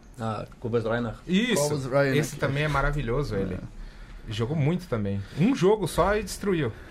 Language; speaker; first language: Portuguese; non-native, learner; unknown